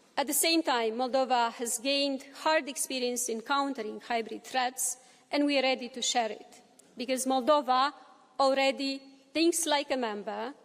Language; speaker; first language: English; non-native, fluent; Romanian